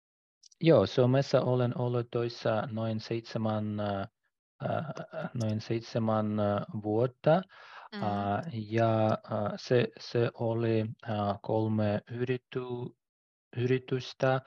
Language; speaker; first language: Finnish; non-native, learner; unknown